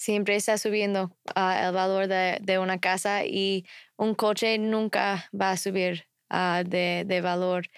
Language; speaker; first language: Spanish; non-native, fluent; English